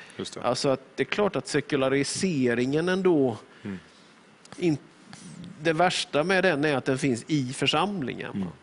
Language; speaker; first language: Swedish; native; Swedish